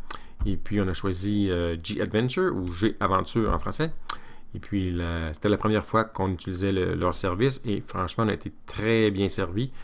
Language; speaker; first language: French; native; French